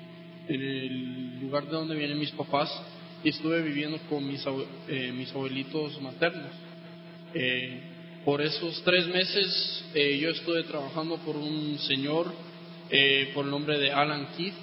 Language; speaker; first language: Spanish; non-native, local second language; English